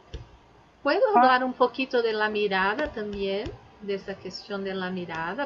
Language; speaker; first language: Spanish; non-native, fluent; Portuguese